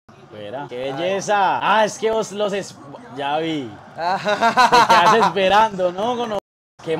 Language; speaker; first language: Spanish; native; Spanish